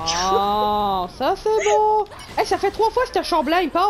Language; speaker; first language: French; native; French